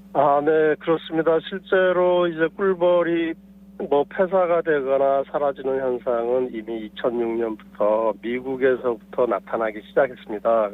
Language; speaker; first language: Korean; native; Korean